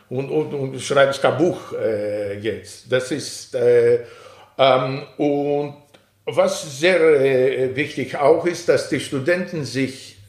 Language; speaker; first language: German; non-native, fluent; Greek